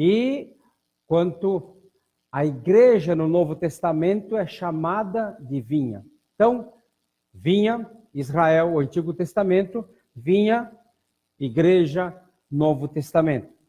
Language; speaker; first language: Portuguese; native; Portuguese